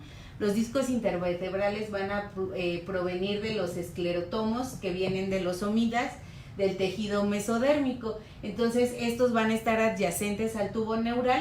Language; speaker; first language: Spanish; native; Spanish